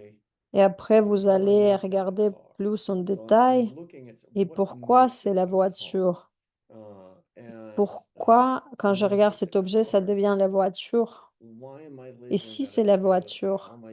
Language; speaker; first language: French; non-native, fluent; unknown